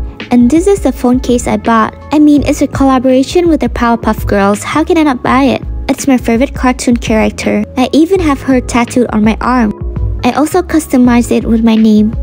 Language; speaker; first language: English; non-native, fluent; Vietnamese